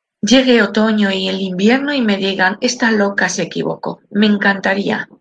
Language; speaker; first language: Spanish; native; Spanish